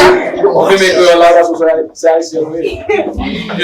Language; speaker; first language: French; non-native, learner; Haitian Creole